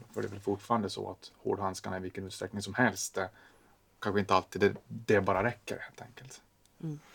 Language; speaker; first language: Swedish; native; Swedish